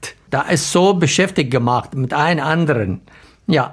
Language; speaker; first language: German; non-native, learner; Arabic